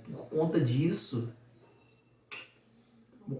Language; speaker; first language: Portuguese; native; Portuguese